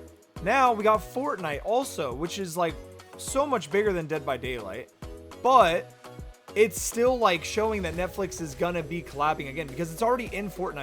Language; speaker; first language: English; native; English